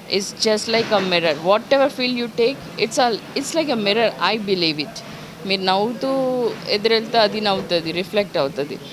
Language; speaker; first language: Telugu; non-native, local second language; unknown